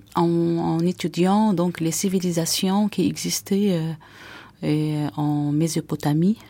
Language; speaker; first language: French; non-native, fluent; Arabic